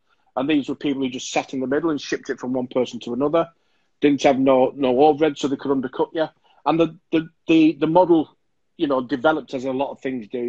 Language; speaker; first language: English; native; English